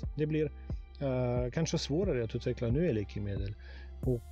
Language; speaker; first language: Swedish; non-native, fluent; Russian